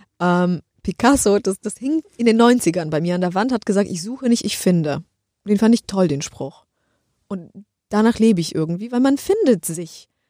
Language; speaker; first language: German; early bilingual, other home language; Polish